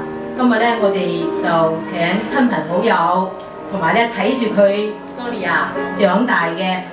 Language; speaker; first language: Cantonese; native; Cantonese